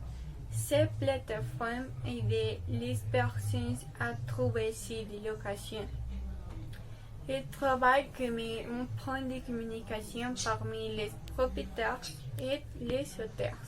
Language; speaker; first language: French; non-native, learner; Spanish